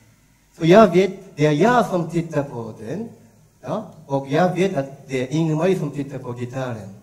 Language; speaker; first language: Swedish; non-native, learner; Japanese